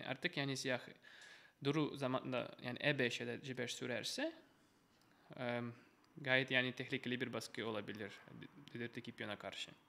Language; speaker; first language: Turkish; non-native, fluent; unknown